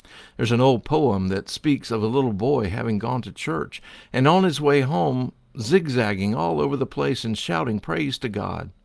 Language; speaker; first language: English; native; English